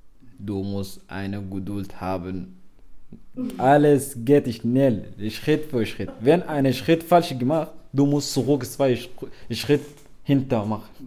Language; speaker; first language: German; non-native, learner; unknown